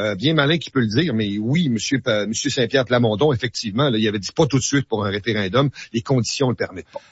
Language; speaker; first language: French; native; French